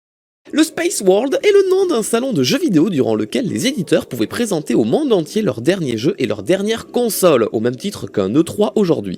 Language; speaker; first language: French; native; French